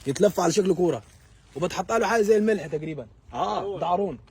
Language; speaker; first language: Arabic; native; Arabic